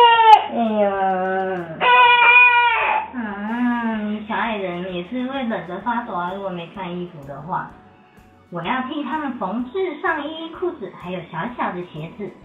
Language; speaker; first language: Chinese; native; Chinese